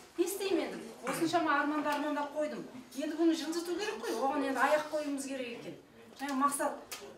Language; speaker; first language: Kazakh; native; Kazakh